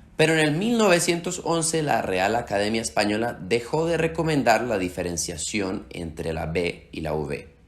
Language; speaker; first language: Spanish; early bilingual, heritage; Slovak